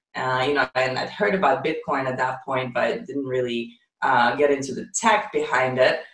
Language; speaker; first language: English; non-native, fluent; Ukrainian